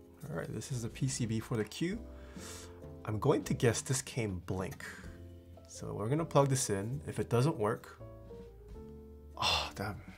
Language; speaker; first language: English; early bilingual, other home language; Korean